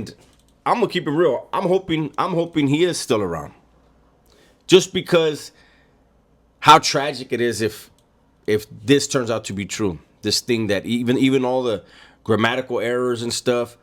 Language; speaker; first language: English; native; English